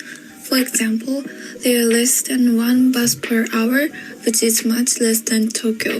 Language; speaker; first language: English; non-native, learner; Japanese